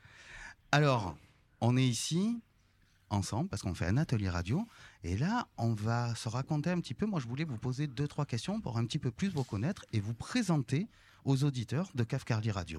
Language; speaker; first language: French; native; French